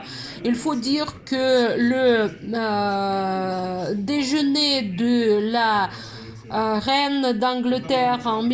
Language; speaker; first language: French; non-native, fluent; Russian